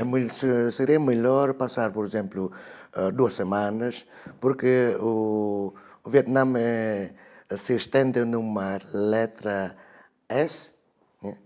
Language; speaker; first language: Portuguese; non-native, fluent; Vietnamese